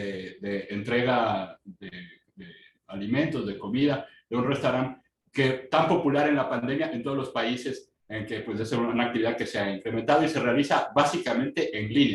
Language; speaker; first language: Spanish; native; Spanish